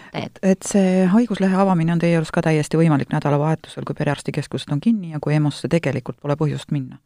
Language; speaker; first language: Estonian; native; Estonian